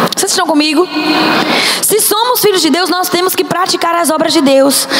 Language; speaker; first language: Portuguese; native; Portuguese